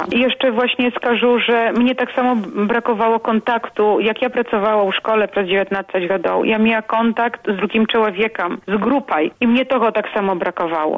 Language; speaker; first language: Polish; non-native, local second language; Belarusian